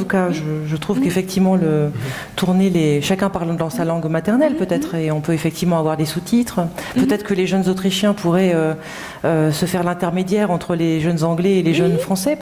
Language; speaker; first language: French; native; French